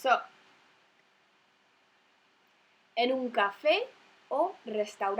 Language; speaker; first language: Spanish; non-native, fluent; English